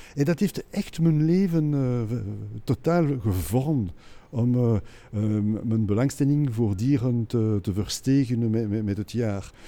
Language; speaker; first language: Dutch; non-native, local second language; French